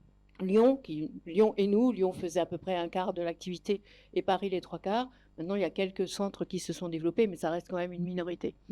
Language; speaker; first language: French; native; French